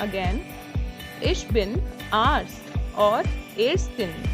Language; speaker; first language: German; non-native, learner; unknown